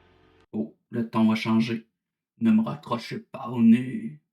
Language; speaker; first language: French; native; French